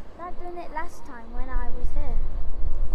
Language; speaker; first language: English; native; English